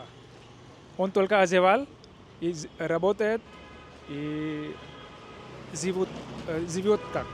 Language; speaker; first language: Russian; non-native, learner; Hindi